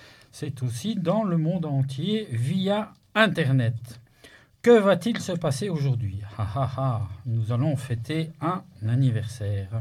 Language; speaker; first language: French; native; French